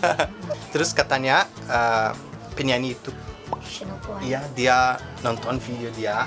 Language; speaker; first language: Indonesian; non-native, fluent; Portuguese